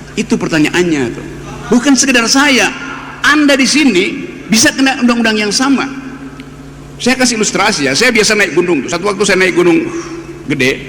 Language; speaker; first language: Indonesian; native; Indonesian